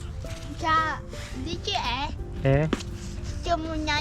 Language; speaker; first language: Italian; early bilingual, other home language; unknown